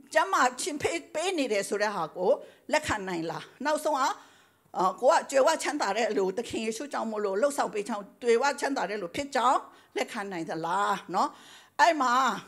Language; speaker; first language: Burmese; non-native, local second language; Tedim Chin